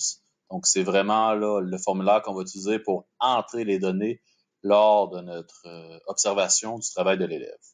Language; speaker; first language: French; native; French